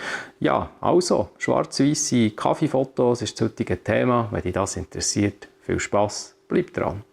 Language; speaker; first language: German; native; German